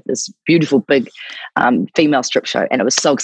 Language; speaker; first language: English; native; English